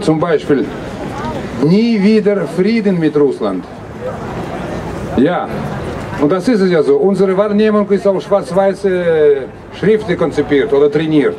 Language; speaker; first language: German; non-native, fluent; Russian